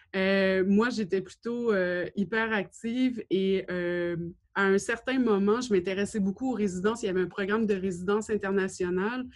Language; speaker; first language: French; native; French